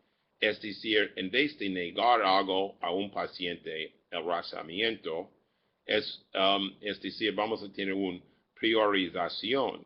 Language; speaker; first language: Spanish; non-native, fluent; English